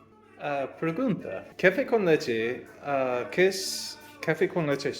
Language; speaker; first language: Spanish; non-native, learner; English